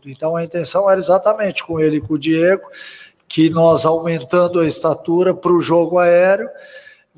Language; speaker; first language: Portuguese; native; Portuguese